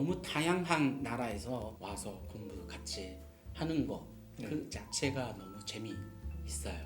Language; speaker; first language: Korean; non-native, learner; Japanese